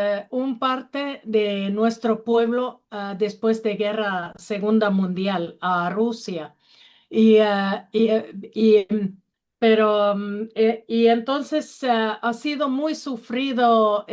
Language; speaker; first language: Spanish; non-native, learner; Finnish